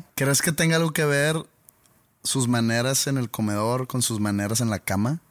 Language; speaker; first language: Spanish; native; Spanish